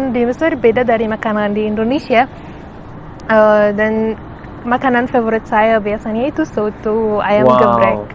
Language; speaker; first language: Indonesian; non-native, learner; Arabic